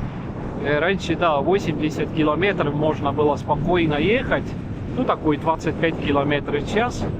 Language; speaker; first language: Russian; non-native, local second language; Estonian